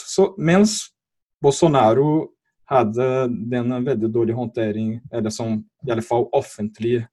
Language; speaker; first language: Norwegian; non-native, fluent; Portuguese